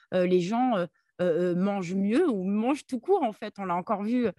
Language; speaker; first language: French; early bilingual, other home language; Arabic